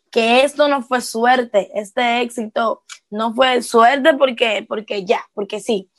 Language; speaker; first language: Spanish; native; Spanish